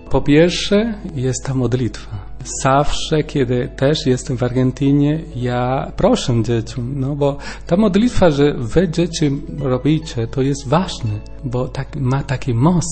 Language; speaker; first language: Polish; non-native, learner; Spanish